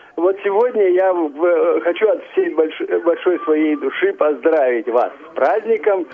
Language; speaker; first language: Russian; native; Russian